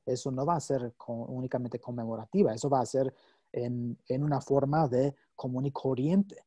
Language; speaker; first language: Spanish; non-native, fluent; English